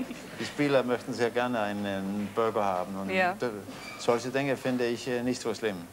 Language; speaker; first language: German; non-native, fluent; Danish